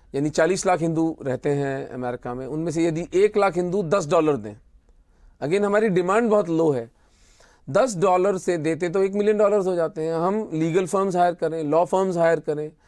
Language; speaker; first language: Hindi; native; Hindi